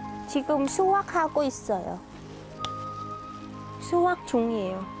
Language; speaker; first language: Korean; non-native, learner; Vietnamese